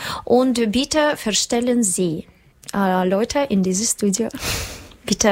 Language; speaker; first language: German; non-native, learner; Russian